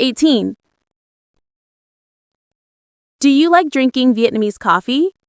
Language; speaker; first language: English; non-native, learner; Vietnamese